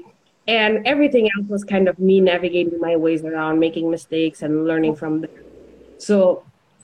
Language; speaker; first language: English; non-native, local second language; Bangla